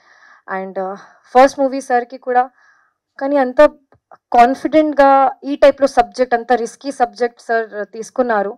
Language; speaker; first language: Telugu; non-native, fluent; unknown